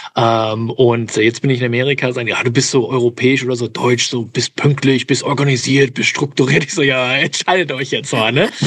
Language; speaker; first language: German; early bilingual, other home language; English